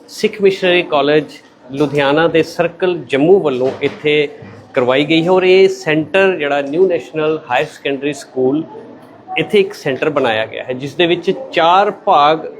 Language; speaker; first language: Punjabi; native; Punjabi